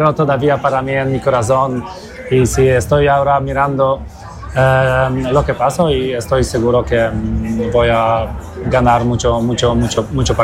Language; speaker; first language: Spanish; non-native, learner; Polish